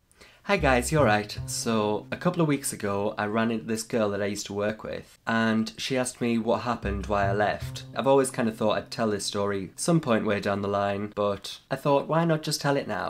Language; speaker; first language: English; native; English